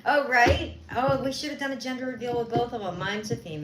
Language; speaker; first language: English; native; English